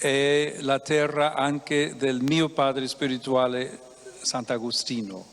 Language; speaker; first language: Italian; non-native, fluent; English